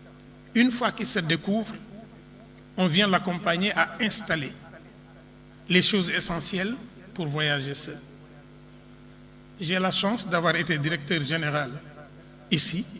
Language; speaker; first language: French; non-native, local second language; Wolof